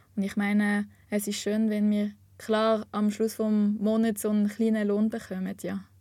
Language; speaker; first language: German; non-native, local second language; French